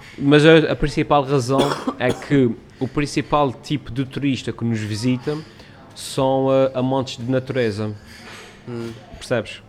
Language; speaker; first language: Portuguese; native; Portuguese